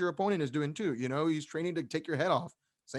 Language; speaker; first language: English; native; English